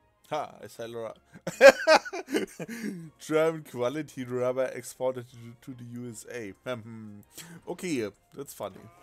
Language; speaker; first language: English; non-native, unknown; German